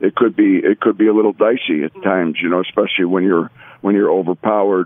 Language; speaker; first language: English; native; English